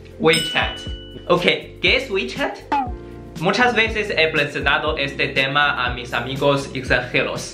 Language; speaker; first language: Spanish; non-native, learner; Chinese